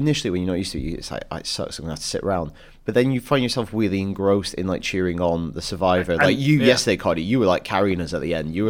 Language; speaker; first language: English; native; English